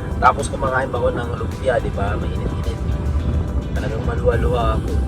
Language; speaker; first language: Filipino; non-native, local second language; Cebuano